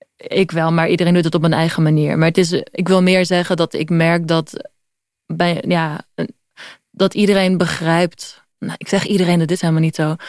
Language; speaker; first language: Dutch; native; Dutch